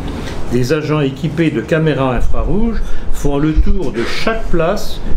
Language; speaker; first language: French; native; French